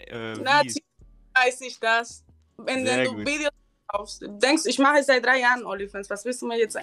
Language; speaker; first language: German; non-native, learner; Spanish